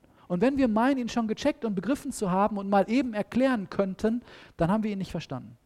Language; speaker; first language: German; native; German